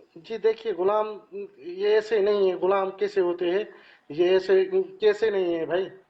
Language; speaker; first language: Urdu; non-native, local second language; Sindhi